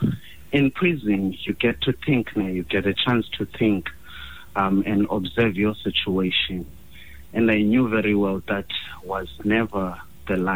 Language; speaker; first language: English; non-native, local second language; Xhosa